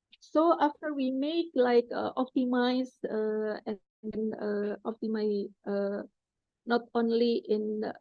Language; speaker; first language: English; non-native, fluent; Indonesian